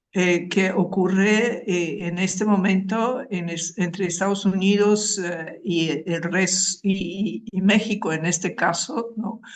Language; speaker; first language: Spanish; non-native, fluent; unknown